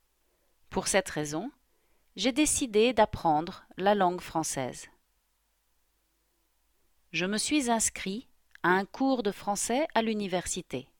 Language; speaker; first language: French; non-native, learner; English